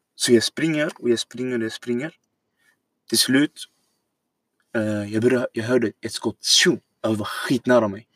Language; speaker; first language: Swedish; non-native, fluent; Arabic